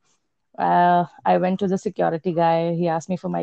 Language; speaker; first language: English; non-native, local second language; Hindi